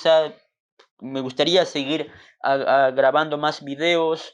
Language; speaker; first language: Spanish; non-native, local second language; Tzotzil